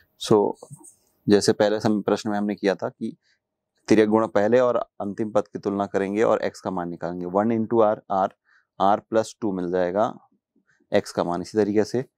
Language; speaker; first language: Hindi; native; Hindi